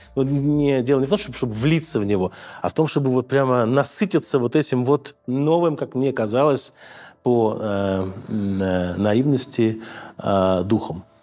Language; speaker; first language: Russian; native; Russian